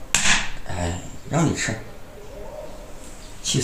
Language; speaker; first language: Chinese; native; Chinese